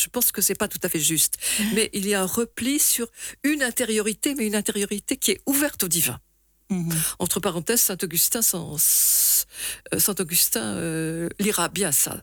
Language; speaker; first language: French; native; French